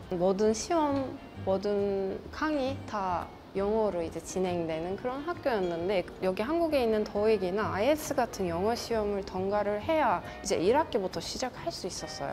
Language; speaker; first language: Korean; non-native, fluent; Turkish